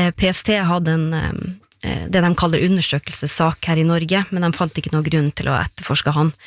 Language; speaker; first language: Norwegian; native; Norwegian